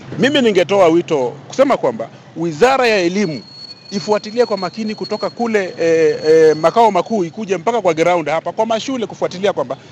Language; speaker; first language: Swahili; non-native, local second language; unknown